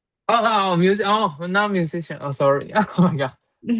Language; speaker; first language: English; non-native, learner; Chinese